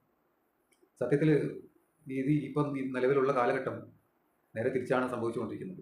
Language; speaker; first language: Malayalam; native; Malayalam